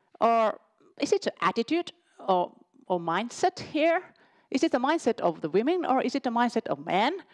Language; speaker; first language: English; non-native, fluent; Finnish